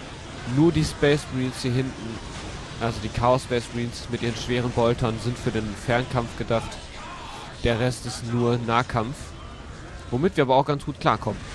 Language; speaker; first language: German; native; German